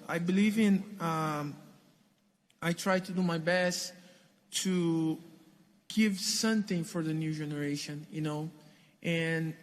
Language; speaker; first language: English; non-native, learner; Portuguese